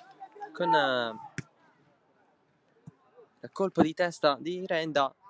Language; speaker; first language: Italian; native; Italian